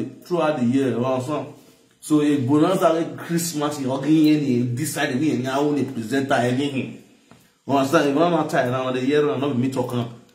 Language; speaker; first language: English; non-native, local second language; Bini